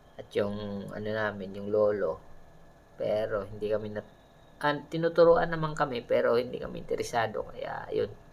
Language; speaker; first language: Filipino; non-native, local second language; Hiligaynon